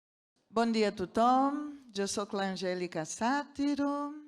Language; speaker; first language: Catalan; non-native, learner; Portuguese